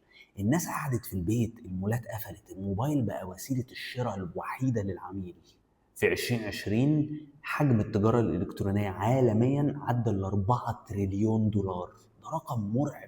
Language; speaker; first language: Arabic; native; Arabic